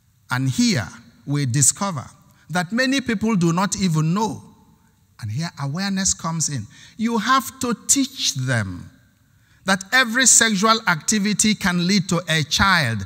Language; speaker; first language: English; non-native, local second language; Igbo